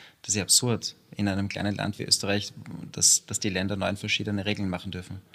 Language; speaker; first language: German; native; German